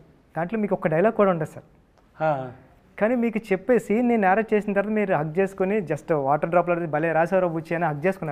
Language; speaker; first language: Telugu; native; Telugu